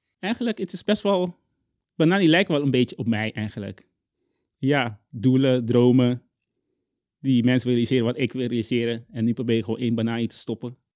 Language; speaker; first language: Dutch; non-native, local second language; Papiamento